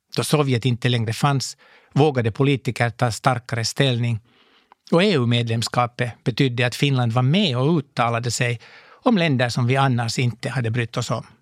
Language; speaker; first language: Swedish; native; Swedish